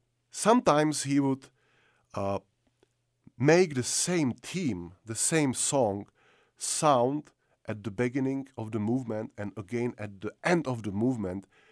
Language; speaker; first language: English; non-native, fluent; Czech